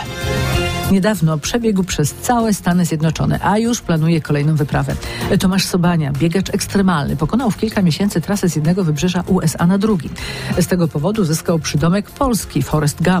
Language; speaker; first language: Polish; native; Polish